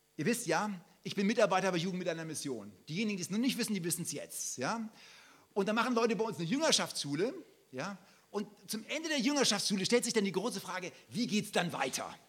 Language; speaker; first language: German; native; German